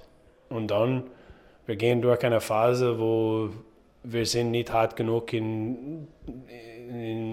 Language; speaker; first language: German; non-native, learner; English